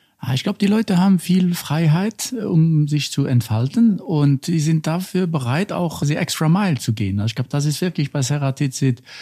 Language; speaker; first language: German; non-native, local second language; Luxembourgish